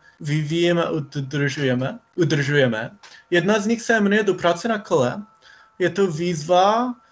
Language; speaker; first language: Czech; non-native, fluent; English